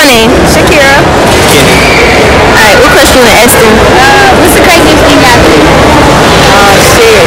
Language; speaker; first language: English; native; English